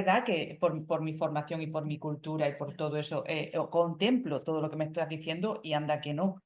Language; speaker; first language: Spanish; native; Spanish